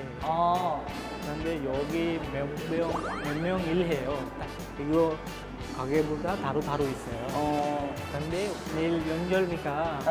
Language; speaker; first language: Korean; non-native, learner; Sinhala